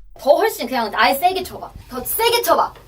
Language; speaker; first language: Korean; native; Korean